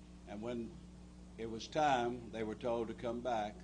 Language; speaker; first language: English; native; English